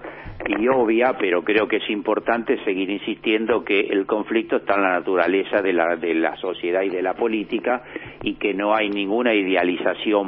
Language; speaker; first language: Spanish; native; Spanish